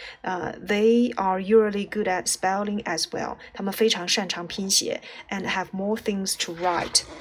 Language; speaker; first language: English; non-native, fluent; Chinese